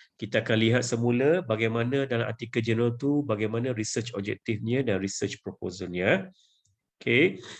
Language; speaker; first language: Malay; native; Malay